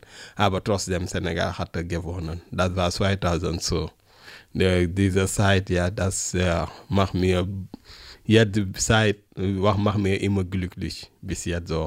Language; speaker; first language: German; non-native, learner; French